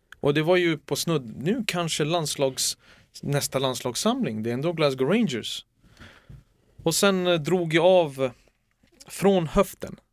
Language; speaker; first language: Swedish; early bilingual, other home language; Serbian